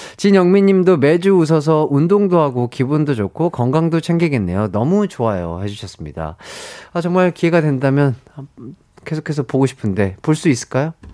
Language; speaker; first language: Korean; native; Korean